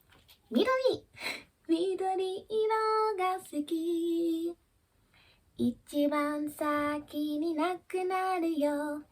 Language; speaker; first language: Japanese; early bilingual, heritage; Japanese